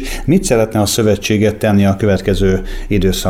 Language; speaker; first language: Hungarian; native; Hungarian